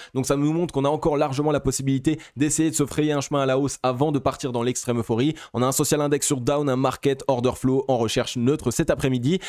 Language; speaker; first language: French; native; French